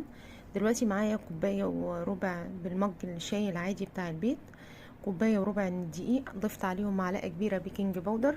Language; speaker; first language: Arabic; native; Arabic